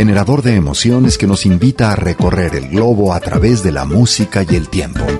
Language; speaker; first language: Spanish; native; Spanish